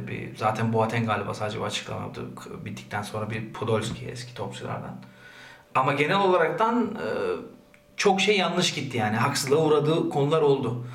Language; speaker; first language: Turkish; early bilingual, heritage; Turkish